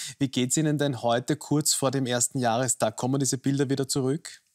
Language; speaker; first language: German; native; German